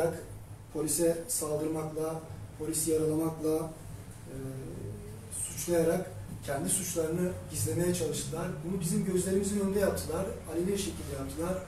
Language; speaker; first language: Turkish; native; Turkish